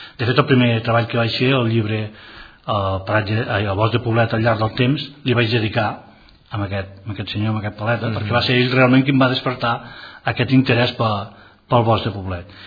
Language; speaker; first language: Catalan; non-native, local second language; Spanish